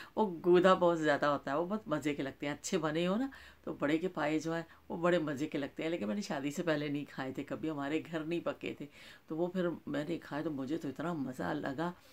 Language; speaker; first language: Urdu; non-native, local second language; Punjabi